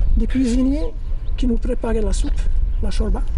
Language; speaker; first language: French; non-native, local second language; Arabic